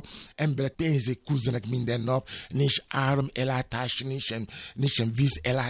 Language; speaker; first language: Hungarian; non-native, fluent; Yoruba